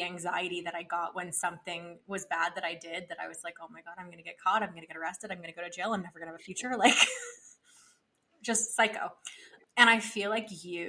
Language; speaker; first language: English; native; English